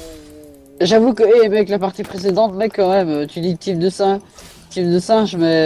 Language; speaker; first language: French; native; French